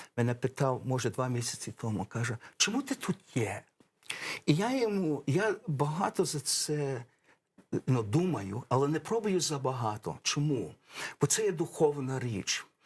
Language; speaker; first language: Ukrainian; early bilingual, heritage; English